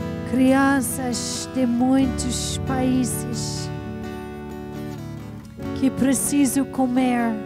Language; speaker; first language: Portuguese; non-native, fluent; English